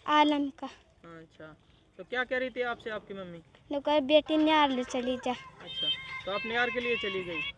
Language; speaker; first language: Hindi; native; Hindi